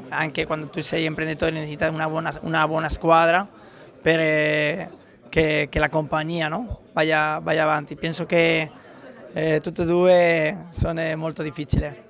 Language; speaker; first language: Italian; non-native, learner; Spanish